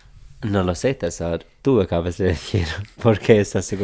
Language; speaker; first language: Spanish; non-native, fluent; English